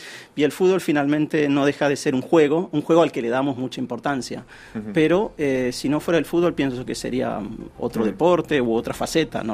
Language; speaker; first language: Spanish; native; Spanish